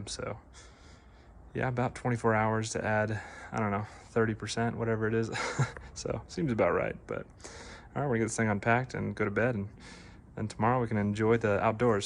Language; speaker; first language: English; native; English